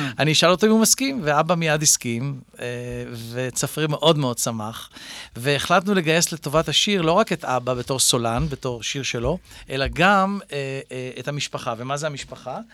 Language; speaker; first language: Hebrew; native; Hebrew